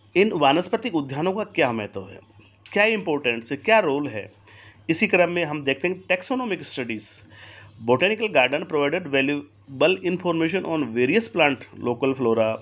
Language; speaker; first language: Hindi; native; Hindi